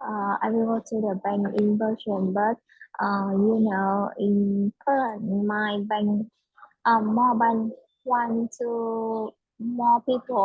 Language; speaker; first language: English; non-native, learner; Vietnamese